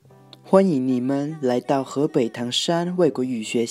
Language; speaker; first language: Chinese; non-native, learner; Thai